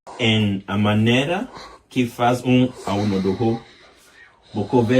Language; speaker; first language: Portuguese; non-native, learner; English